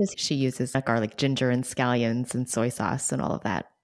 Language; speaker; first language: English; native; English